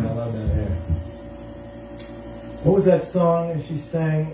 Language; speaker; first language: English; native; English